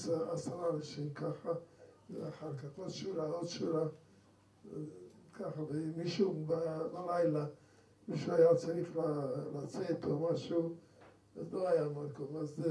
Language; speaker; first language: Hebrew; non-native, fluent; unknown